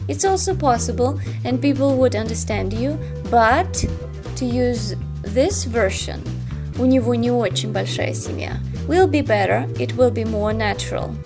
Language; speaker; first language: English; non-native, fluent; Russian